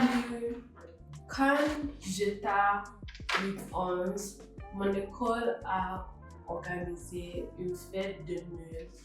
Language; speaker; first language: French; non-native, learner; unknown